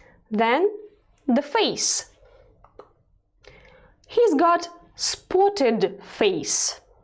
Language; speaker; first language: English; non-native, fluent; Russian